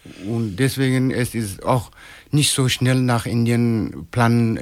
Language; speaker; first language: German; non-native, learner; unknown